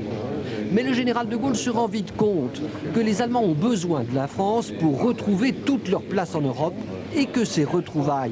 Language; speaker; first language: French; native; French